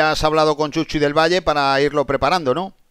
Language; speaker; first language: Spanish; native; Spanish